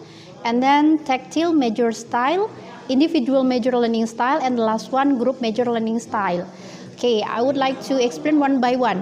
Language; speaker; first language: English; non-native, fluent; Indonesian